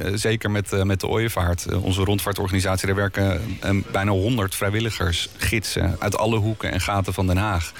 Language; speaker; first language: Dutch; native; Dutch